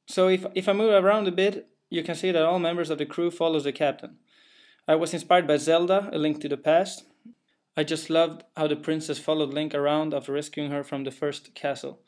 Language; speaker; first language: English; non-native, fluent; Swedish